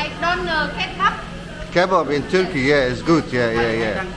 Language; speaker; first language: English; non-native, learner; Turkish